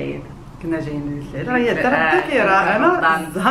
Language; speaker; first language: Arabic; native; Arabic